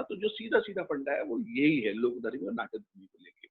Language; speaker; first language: Hindi; native; Hindi